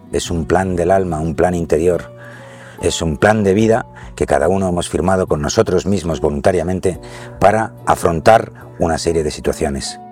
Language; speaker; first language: Spanish; native; Spanish